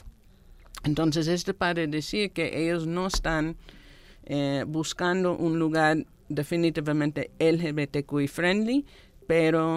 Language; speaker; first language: Spanish; non-native, fluent; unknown